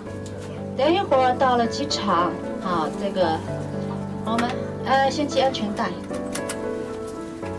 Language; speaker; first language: Chinese; native; Chinese